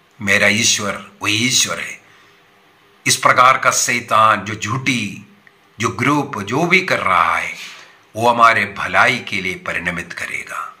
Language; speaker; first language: Hindi; non-native, local second language; Malayalam